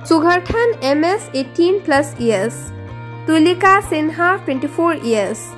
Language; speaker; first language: English; non-native, local second language; Hindi